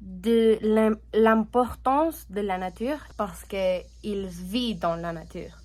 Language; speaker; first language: French; non-native, learner; Spanish